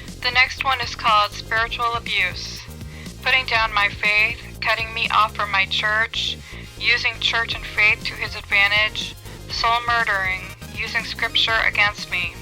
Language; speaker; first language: English; native; English